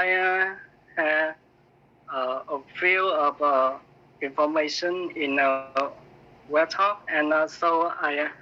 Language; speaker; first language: English; non-native, learner; Vietnamese